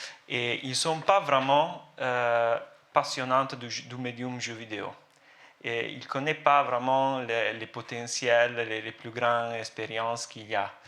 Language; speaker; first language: French; non-native, fluent; Italian